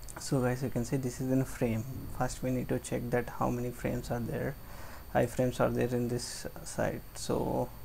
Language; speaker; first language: English; non-native, local second language; Telugu